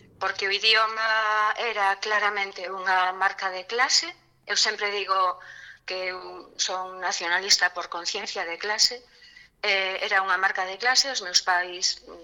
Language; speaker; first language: Galician; non-native, local second language; Spanish